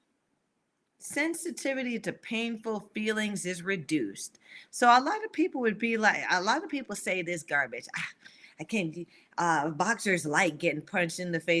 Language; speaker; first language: English; native; English